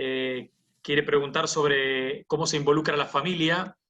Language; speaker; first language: Spanish; native; Spanish